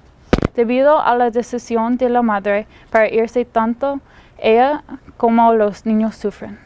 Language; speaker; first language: Spanish; non-native, learner; English